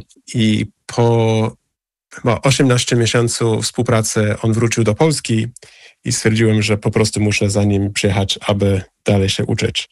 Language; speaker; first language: Polish; non-native, fluent; English